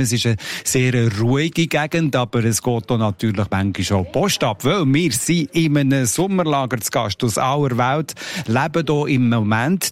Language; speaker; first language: German; native; German